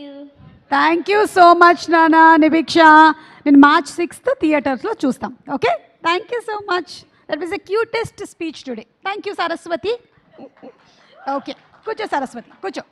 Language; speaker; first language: Telugu; native; Telugu